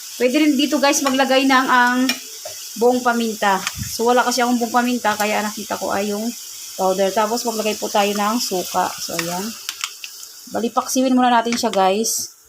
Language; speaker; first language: Filipino; non-native, local second language; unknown